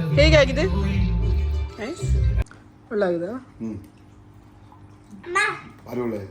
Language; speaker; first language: Kannada; non-native, local second language; Tulu